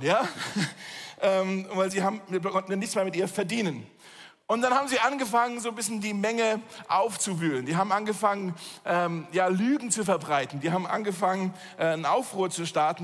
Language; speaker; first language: German; native; German